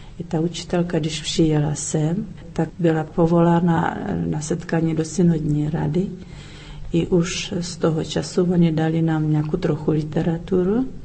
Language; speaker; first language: Czech; early bilingual, heritage; Czech